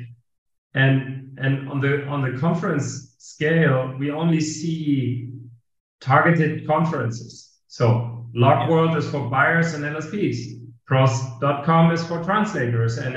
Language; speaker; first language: English; non-native, fluent; German